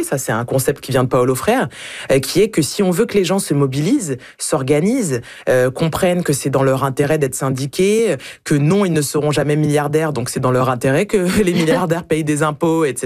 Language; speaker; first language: French; native; French